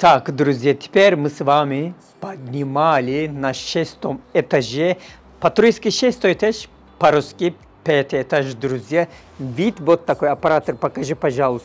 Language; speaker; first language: Russian; non-native, learner; Turkish